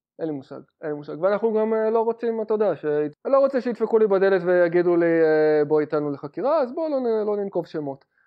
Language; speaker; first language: Hebrew; native; Hebrew